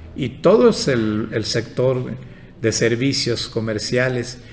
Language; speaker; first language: Spanish; non-native, local second language; Yucateco